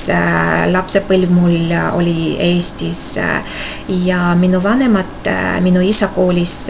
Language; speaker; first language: Estonian; non-native, local second language; Russian